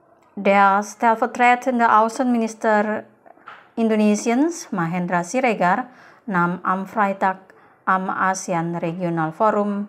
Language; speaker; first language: German; non-native, fluent; Indonesian